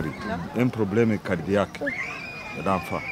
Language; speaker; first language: French; non-native, local second language; Kinyarwanda